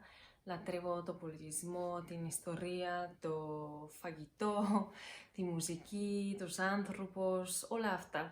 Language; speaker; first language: Greek; non-native, learner; Bulgarian